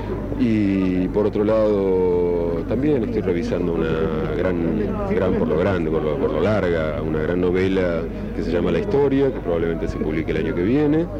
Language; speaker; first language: Spanish; native; Spanish